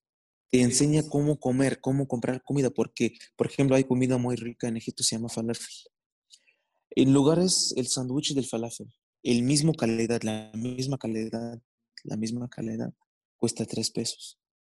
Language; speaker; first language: Spanish; non-native, fluent; Arabic